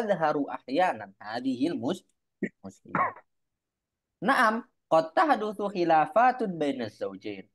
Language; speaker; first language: Arabic; non-native, fluent; Indonesian